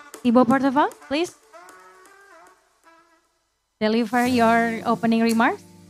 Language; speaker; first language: English; non-native, fluent; Indonesian